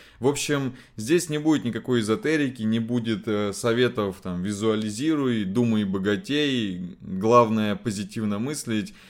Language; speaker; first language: Russian; native; Russian